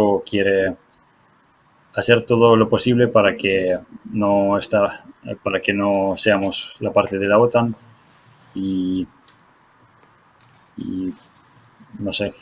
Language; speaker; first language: Spanish; non-native, fluent; Ukrainian